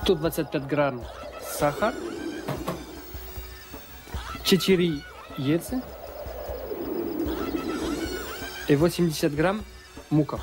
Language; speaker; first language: Russian; non-native, learner; French